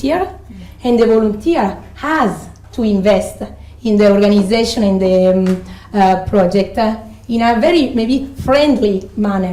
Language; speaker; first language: English; non-native, fluent; Italian